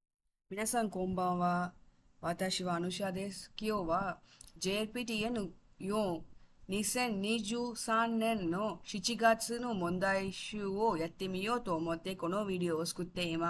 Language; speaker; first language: Japanese; non-native, fluent; Tamil